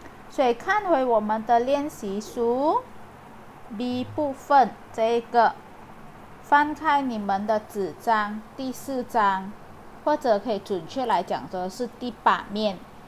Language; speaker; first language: Chinese; native; Chinese